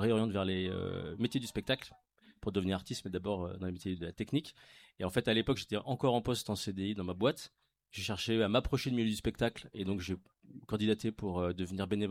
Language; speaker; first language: French; native; French